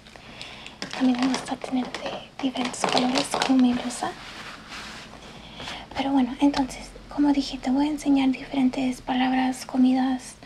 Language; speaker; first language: Spanish; early bilingual, heritage; English